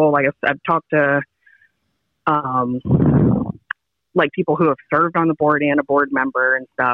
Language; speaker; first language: English; native; English